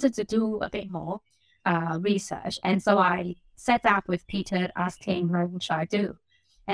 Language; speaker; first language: English; non-native, local second language; Cantonese